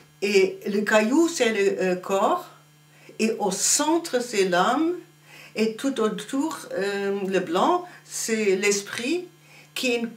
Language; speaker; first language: French; non-native, fluent; German